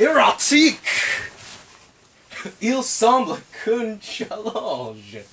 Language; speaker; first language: French; non-native, learner; English